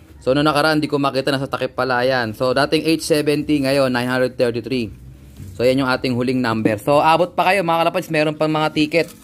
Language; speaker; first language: Filipino; native; Filipino